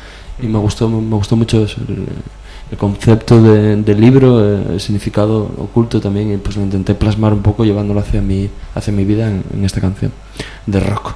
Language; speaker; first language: Spanish; native; Spanish